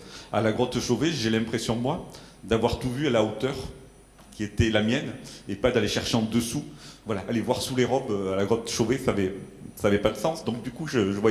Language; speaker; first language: French; native; French